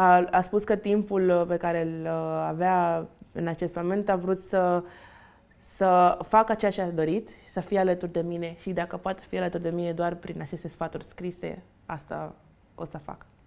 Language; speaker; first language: Romanian; non-native, fluent; Spanish